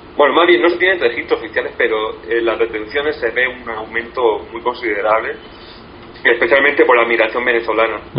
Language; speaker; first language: Spanish; native; Spanish